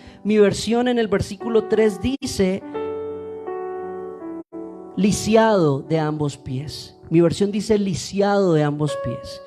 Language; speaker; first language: Spanish; native; Spanish